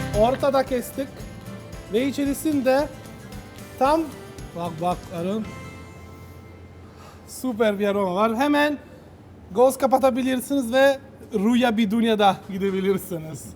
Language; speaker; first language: Turkish; non-native, learner; Italian